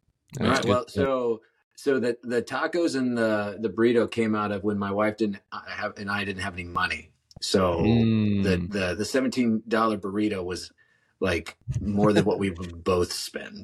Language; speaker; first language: English; native; English